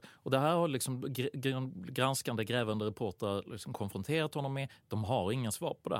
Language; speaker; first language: Swedish; native; Swedish